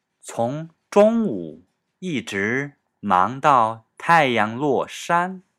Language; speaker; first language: Chinese; native; Chinese